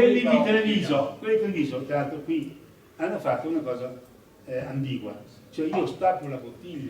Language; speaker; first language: Italian; native; Italian